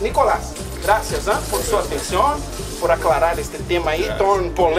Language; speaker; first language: Spanish; non-native, fluent; Portuguese